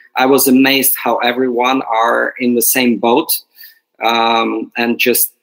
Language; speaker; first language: English; non-native, fluent; Ukrainian